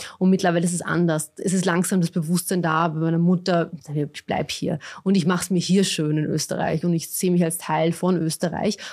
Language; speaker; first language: German; early bilingual, other home language; Bosnian